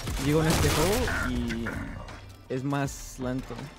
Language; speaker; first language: Spanish; early bilingual, other home language; English